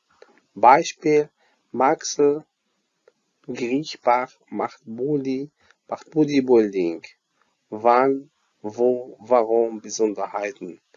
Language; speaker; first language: German; non-native, fluent; Arabic